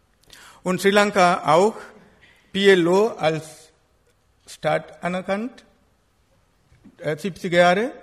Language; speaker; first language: German; non-native, fluent; Sinhala